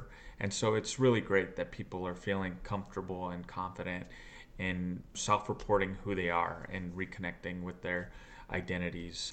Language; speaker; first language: English; native; English